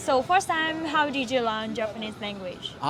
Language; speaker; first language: English; non-native, learner; Japanese